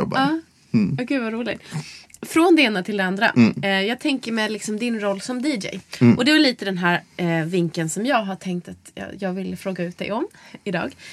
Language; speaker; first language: Swedish; native; Swedish